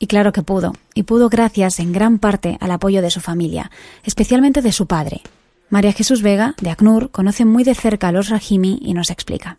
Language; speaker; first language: Spanish; native; Spanish